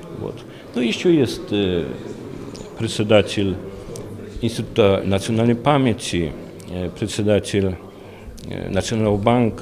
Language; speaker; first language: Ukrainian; non-native, learner; Polish